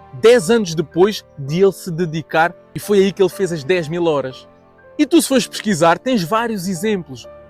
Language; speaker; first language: Portuguese; native; Portuguese